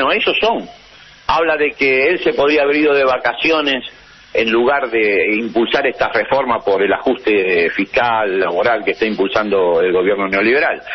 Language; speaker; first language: Spanish; native; Spanish